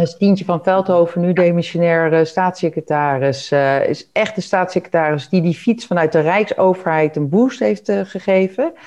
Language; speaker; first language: Dutch; native; Dutch